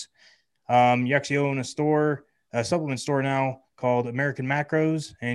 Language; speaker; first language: English; native; English